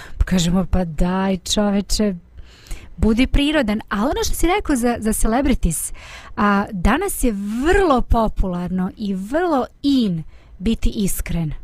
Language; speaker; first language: Bosnian; native; Bosnian